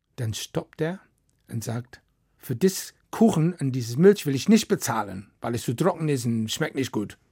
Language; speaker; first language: German; non-native, fluent; English